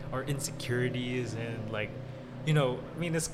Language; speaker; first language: English; early bilingual, other home language; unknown